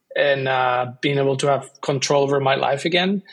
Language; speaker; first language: English; non-native, fluent; Spanish